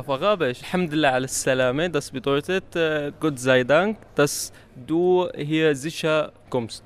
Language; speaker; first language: German; non-native, learner; Arabic